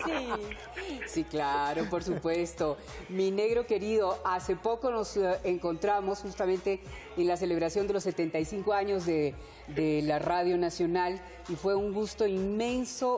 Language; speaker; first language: Spanish; early bilingual, heritage; Spanish